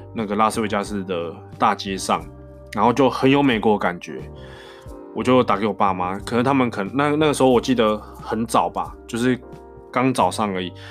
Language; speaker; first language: Chinese; non-native, local second language; Min Nan Chinese